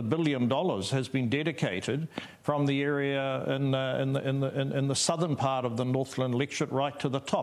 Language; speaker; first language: English; native; English